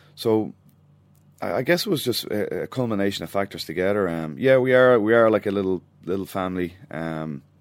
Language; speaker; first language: English; native; English